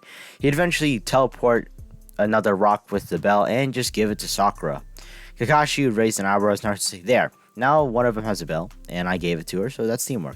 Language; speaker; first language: English; native; English